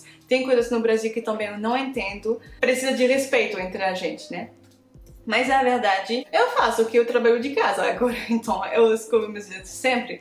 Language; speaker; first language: Portuguese; non-native, fluent; French